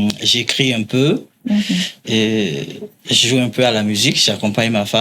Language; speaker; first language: French; non-native, local second language; Mossi